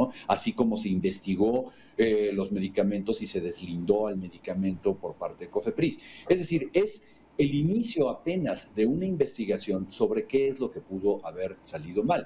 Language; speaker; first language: Spanish; native; Spanish